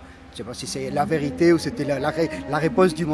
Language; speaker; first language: French; native; French